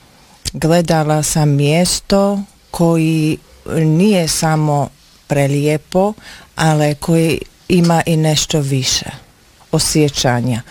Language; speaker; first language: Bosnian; non-native, learner; Slovak